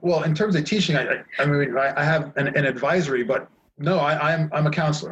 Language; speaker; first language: English; native; English